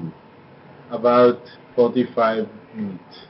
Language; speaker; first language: English; non-native, learner; Japanese